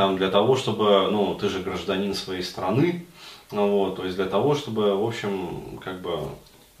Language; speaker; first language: Russian; native; Russian